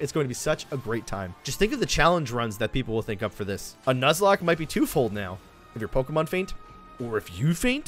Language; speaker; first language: English; native; English